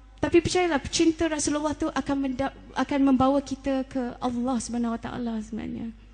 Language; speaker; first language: Malay; native; Malay